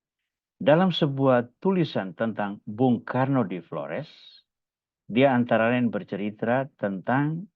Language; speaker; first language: Indonesian; native; Indonesian